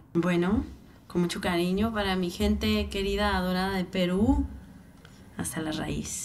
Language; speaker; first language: Spanish; native; Spanish